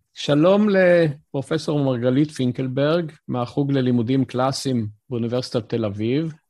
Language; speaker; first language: Hebrew; native; Hebrew